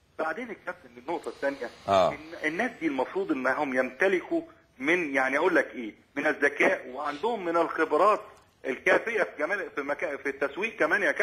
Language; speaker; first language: Arabic; native; Arabic